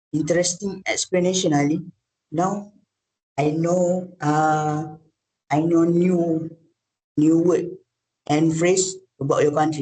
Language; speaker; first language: English; non-native, learner; Malay